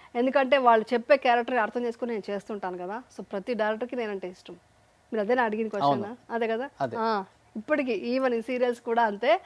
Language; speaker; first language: Telugu; native; Telugu